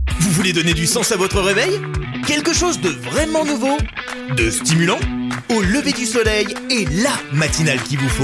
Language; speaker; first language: French; native; French